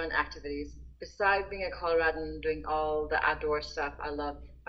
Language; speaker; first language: English; non-native, local second language; Nepali